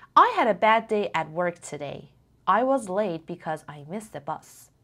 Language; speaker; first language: English; non-native, fluent; Persian